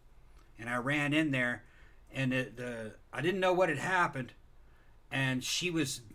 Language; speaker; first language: English; native; English